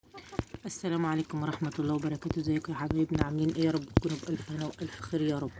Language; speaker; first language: Arabic; native; Arabic